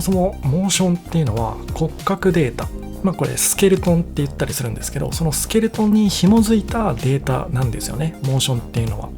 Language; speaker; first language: Japanese; native; Japanese